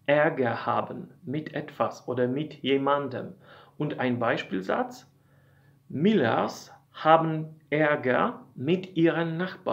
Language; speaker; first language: German; non-native, fluent; Polish